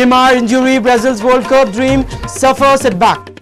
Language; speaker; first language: English; non-native, local second language; Urdu